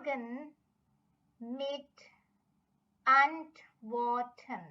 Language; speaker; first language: German; non-native, fluent; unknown